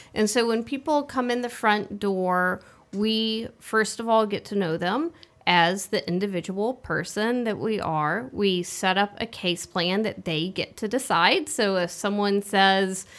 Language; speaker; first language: English; native; English